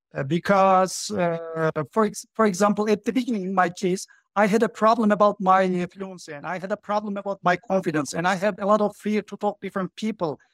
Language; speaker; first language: English; non-native, fluent; Turkish